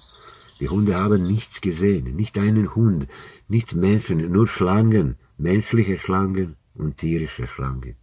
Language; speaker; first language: German; non-native, learner; Croatian